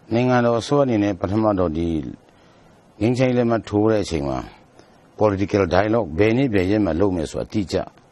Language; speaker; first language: Burmese; non-native, local second language; Tedim Chin